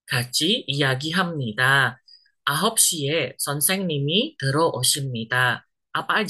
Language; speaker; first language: Korean; non-native, fluent; Indonesian